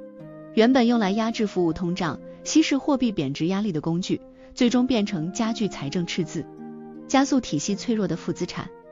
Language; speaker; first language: Chinese; native; Chinese